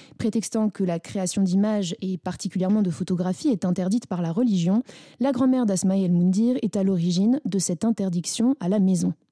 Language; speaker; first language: French; native; French